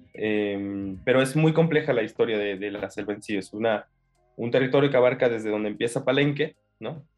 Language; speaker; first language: Spanish; native; Spanish